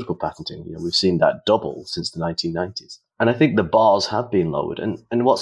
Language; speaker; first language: English; native; English